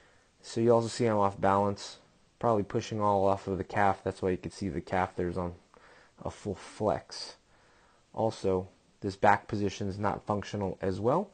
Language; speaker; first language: English; native; English